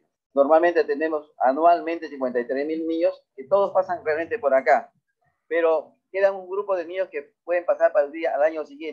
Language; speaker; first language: Spanish; native; Spanish